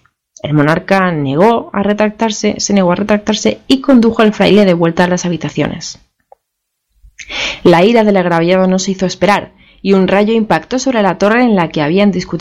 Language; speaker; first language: Spanish; native; Spanish